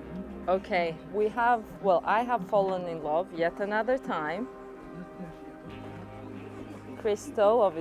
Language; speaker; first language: English; non-native, fluent; French